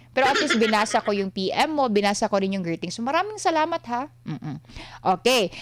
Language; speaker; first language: Filipino; non-native, local second language; Cebuano